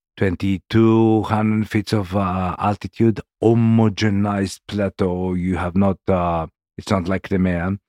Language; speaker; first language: English; non-native, learner; Greek